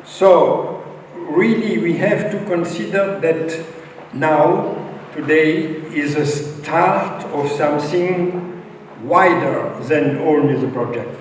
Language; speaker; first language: English; non-native, fluent; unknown